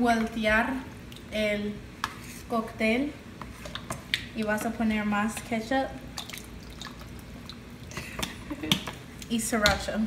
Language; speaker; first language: Spanish; non-native, learner; English